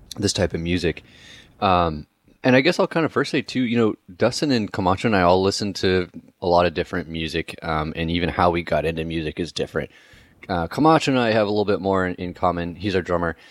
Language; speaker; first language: English; native; English